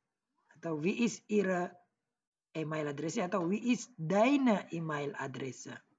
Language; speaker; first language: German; non-native, learner; Indonesian